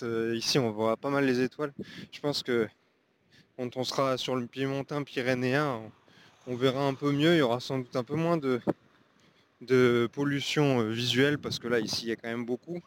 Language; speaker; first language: French; native; French